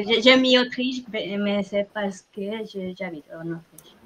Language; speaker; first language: French; non-native, fluent; Spanish